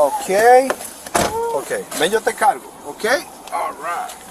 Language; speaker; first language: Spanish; early bilingual, heritage; Spanish